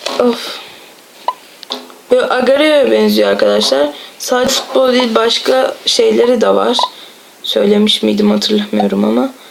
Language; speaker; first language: Turkish; native; Turkish